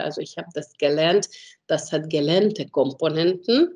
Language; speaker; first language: German; non-native, fluent; Hungarian